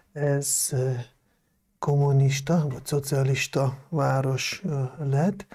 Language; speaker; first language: Hungarian; non-native, local second language; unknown